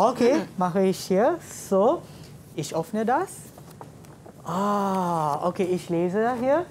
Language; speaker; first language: German; non-native, learner; Malay